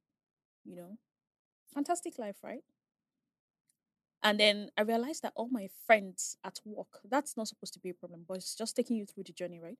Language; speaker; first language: English; non-native, local second language; Igbo